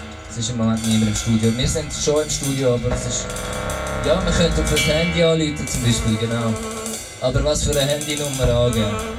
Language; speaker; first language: German; native; German